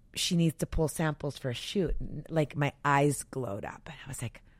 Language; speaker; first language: English; native; English